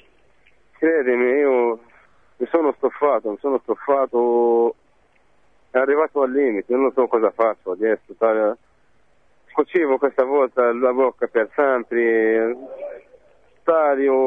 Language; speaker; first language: Italian; non-native, fluent; Arabic